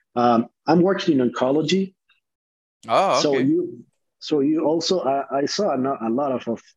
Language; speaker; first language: English; non-native, fluent; Spanish